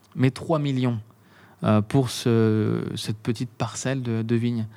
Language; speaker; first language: French; native; French